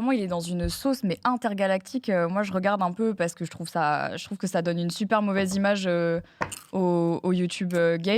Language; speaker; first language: French; native; French